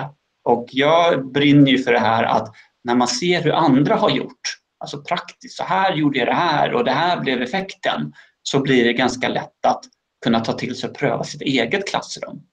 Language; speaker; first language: Swedish; native; Swedish